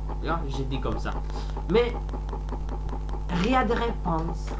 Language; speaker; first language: French; non-native, learner; Sasak